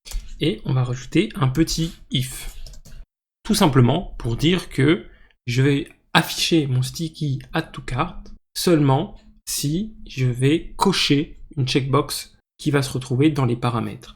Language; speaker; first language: French; native; French